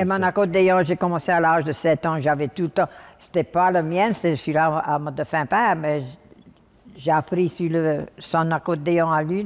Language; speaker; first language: French; non-native, local second language; English